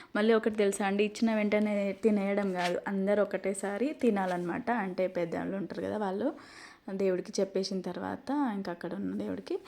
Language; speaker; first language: Telugu; non-native, local second language; Lambadi